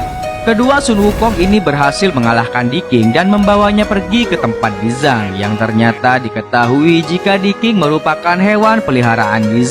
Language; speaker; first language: Indonesian; native; Indonesian